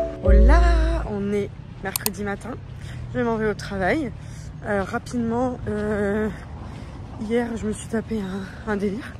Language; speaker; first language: French; native; French